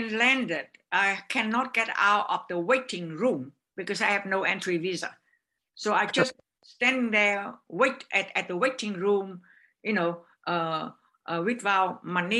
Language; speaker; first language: English; non-native, learner; Vietnamese